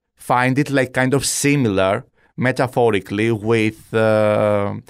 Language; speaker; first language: English; non-native, fluent; Greek